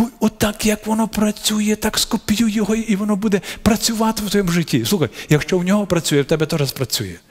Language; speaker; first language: Ukrainian; non-native, local second language; Russian